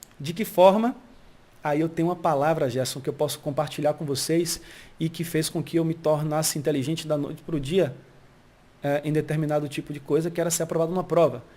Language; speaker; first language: Portuguese; early bilingual, heritage; Portuguese